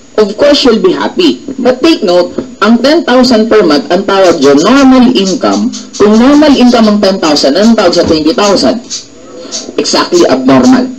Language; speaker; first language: Filipino; native; Filipino